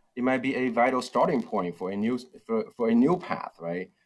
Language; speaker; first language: English; non-native, fluent; Chinese